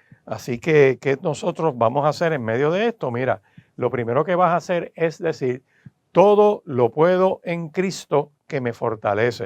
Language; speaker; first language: Spanish; native; Spanish